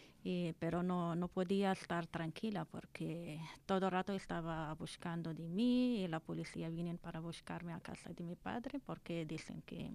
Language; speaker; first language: Spanish; non-native, learner; Arabic